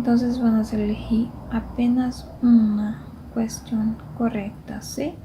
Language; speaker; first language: Spanish; non-native, fluent; Portuguese